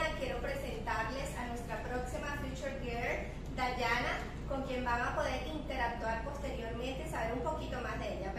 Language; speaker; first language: Spanish; native; Spanish